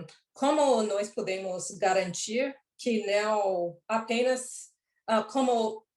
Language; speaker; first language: Portuguese; non-native, learner; English